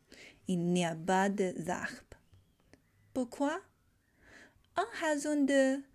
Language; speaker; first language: French; non-native, learner; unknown